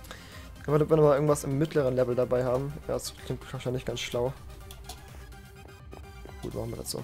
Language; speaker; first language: German; native; German